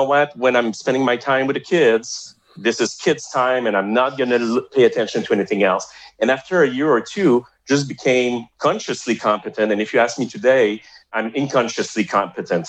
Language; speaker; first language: English; non-native, fluent; French